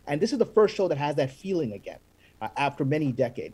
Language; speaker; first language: English; non-native, local second language; Urdu